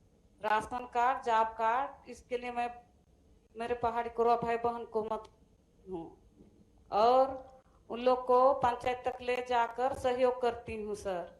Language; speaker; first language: Hindi; non-native, local second language; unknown